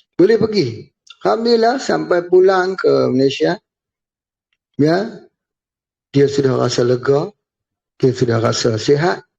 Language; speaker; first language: Malay; native; Malay